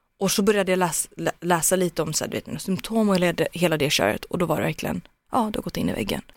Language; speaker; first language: Swedish; early bilingual, other home language; Turoyo